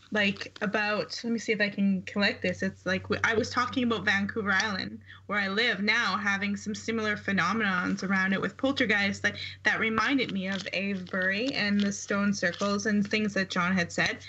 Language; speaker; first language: English; native; English